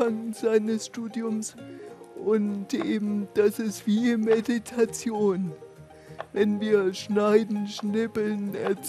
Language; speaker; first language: German; native; German